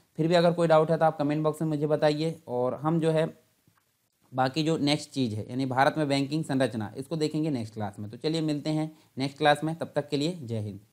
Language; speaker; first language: Hindi; native; Hindi